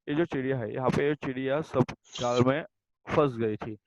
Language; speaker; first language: Hindi; non-native, local second language; Marathi